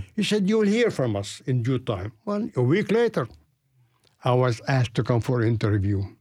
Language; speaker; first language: English; non-native, fluent; Arabic